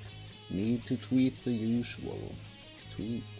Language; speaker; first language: English; non-native, fluent; Norwegian